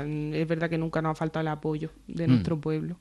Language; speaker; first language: Spanish; native; Spanish